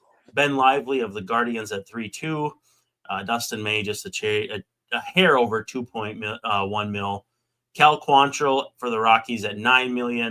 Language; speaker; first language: English; native; English